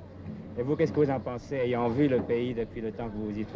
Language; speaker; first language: French; native; French